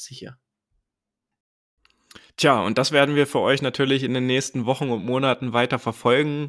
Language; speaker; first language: German; native; German